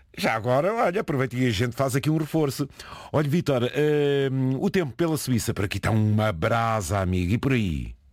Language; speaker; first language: Portuguese; native; Portuguese